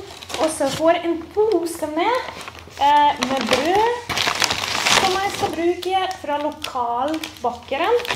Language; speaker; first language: Norwegian; non-native, fluent; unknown